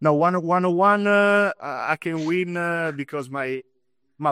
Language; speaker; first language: English; non-native, fluent; Italian